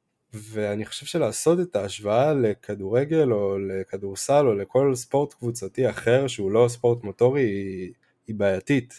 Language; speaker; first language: Hebrew; native; Hebrew